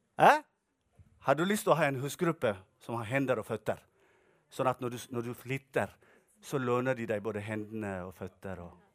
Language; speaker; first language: Norwegian; non-native, fluent; Tigrinya